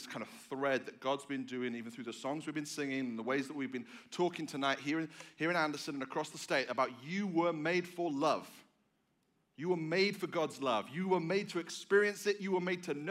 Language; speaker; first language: English; native; English